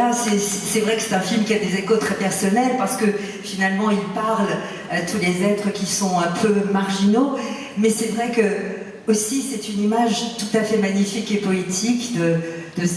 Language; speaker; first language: French; native; French